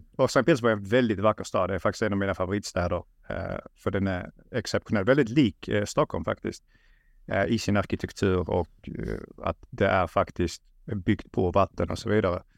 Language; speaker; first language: Swedish; early bilingual, other home language; Russian